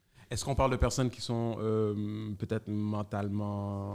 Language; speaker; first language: French; native; French